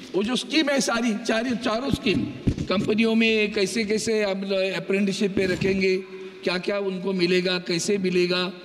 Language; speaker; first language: Hindi; non-native, local second language; Marathi